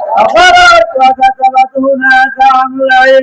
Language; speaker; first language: Arabic; non-native, fluent; Bangla